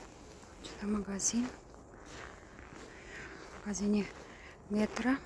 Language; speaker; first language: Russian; non-native, learner; Tajik